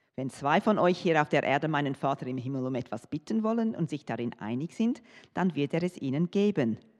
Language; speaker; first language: German; non-native, fluent; English